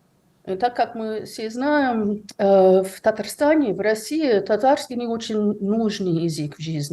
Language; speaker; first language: Russian; non-native, fluent; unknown